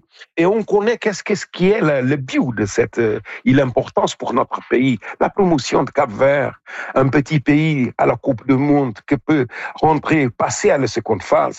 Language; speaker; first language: French; non-native, fluent; Portuguese